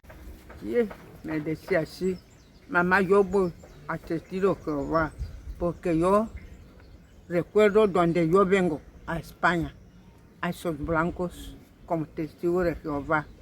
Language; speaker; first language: Spanish; non-native, learner; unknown